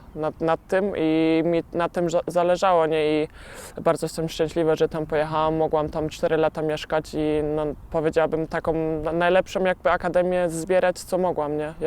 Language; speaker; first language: Polish; early bilingual, heritage; Polish